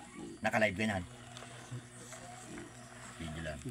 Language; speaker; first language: Filipino; native; Filipino